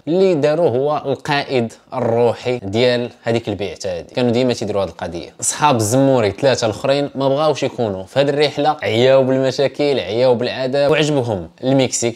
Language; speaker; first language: Arabic; native; Arabic